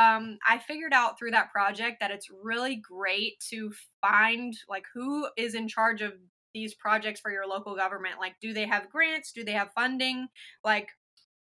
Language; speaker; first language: English; native; English